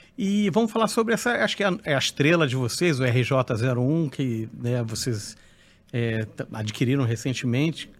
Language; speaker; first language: Portuguese; native; Portuguese